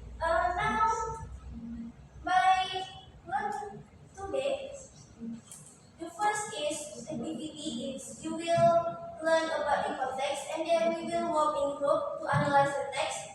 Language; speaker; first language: English; non-native, learner; Indonesian